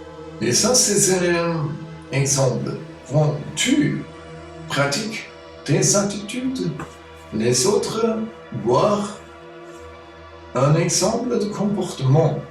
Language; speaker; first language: French; non-native, fluent; German